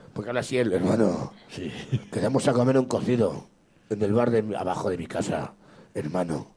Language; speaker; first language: Spanish; native; Spanish